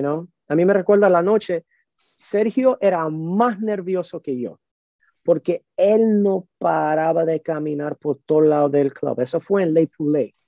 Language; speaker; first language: Spanish; early bilingual, heritage; Spanish